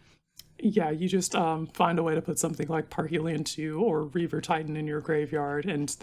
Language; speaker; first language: English; native; English